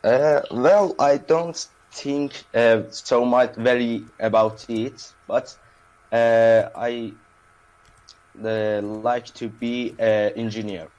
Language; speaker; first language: English; non-native, learner; Persian